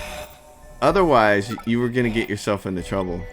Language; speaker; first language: English; native; English